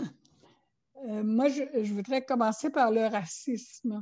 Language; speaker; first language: French; non-native, local second language; Innu-aimun